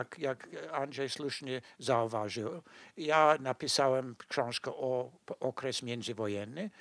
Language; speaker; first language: Polish; non-native, fluent; English